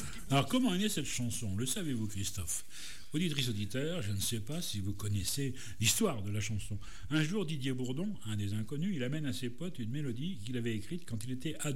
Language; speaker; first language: French; native; French